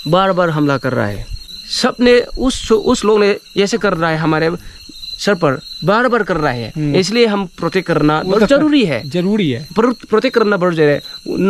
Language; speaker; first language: Hindi; non-native, local second language; Manipuri